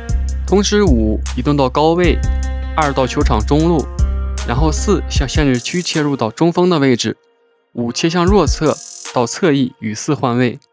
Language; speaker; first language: Chinese; native; Chinese